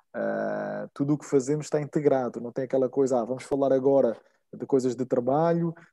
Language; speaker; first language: Portuguese; native; Portuguese